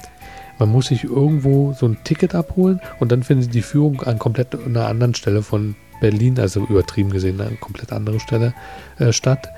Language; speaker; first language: German; native; German